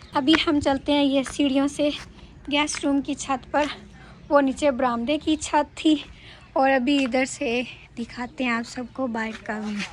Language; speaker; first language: Urdu; non-native, local second language; Punjabi